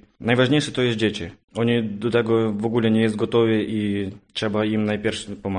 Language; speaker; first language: Polish; non-native, learner; Ukrainian